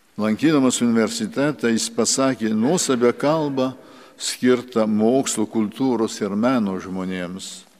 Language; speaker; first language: Lithuanian; early bilingual, heritage; Lithuanian